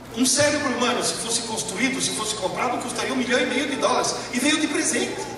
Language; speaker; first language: Portuguese; early bilingual, other home language; Italian